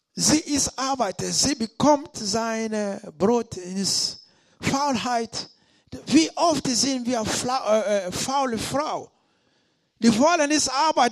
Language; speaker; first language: German; non-native, learner; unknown